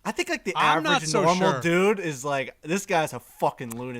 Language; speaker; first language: English; native; English